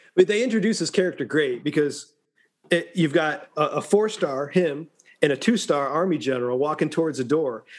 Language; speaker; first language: English; native; English